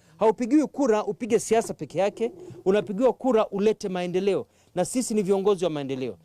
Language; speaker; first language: Swahili; non-native, local second language; Kamba